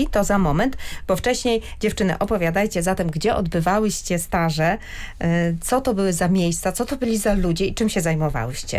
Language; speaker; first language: Polish; native; Polish